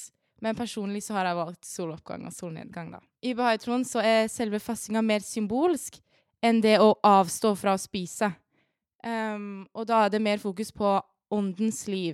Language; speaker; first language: Norwegian; early bilingual, other home language; Persian